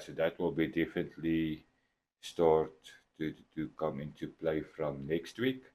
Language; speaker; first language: English; non-native, local second language; Afrikaans